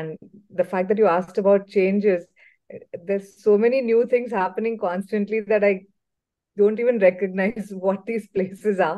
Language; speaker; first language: English; non-native, local second language; Tamil